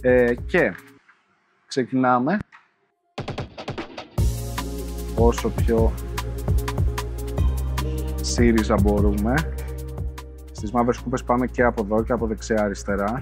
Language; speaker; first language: Greek; native; Greek